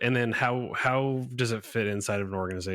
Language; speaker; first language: English; native; English